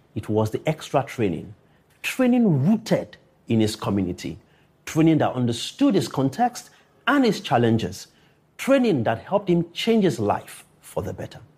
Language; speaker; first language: English; non-native, local second language; Yoruba